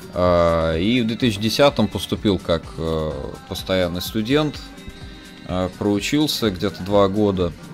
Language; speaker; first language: Russian; native; Russian